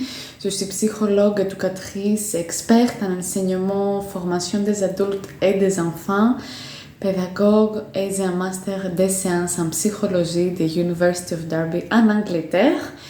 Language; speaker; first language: French; non-native, fluent; Greek